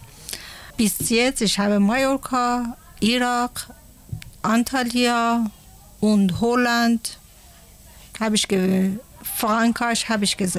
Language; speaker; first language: German; non-native, learner; Persian